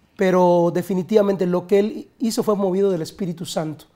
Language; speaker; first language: Spanish; native; Spanish